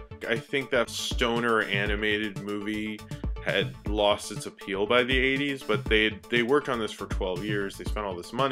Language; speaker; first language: English; native; English